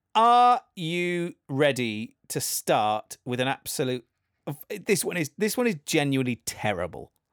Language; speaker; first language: English; native; English